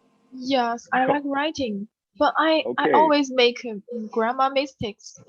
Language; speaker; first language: English; non-native, learner; Chinese